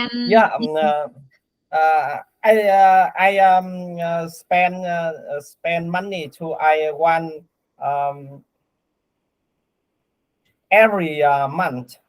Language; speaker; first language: English; non-native, learner; Vietnamese